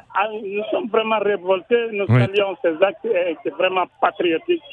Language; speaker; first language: French; non-native, local second language; Susu